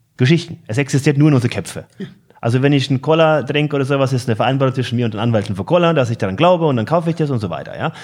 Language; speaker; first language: German; non-native, fluent; Norwegian